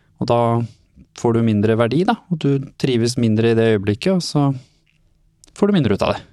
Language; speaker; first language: Norwegian; native; Norwegian